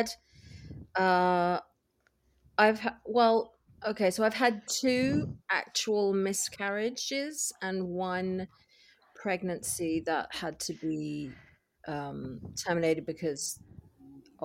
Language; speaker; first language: English; native; English